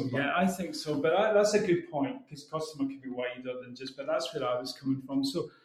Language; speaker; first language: English; native; English